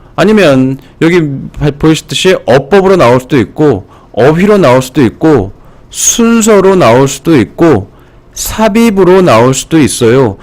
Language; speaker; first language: Korean; native; Korean